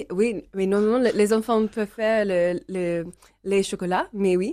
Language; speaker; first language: French; non-native, learner; English